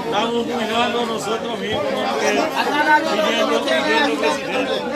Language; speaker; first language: Spanish; non-native, learner; Haitian Creole